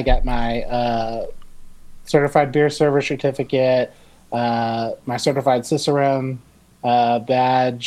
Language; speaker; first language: English; native; English